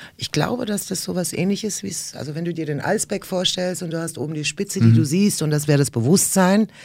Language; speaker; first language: German; early bilingual, other home language; Russian